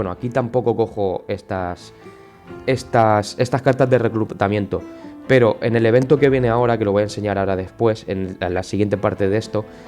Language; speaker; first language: Spanish; native; Spanish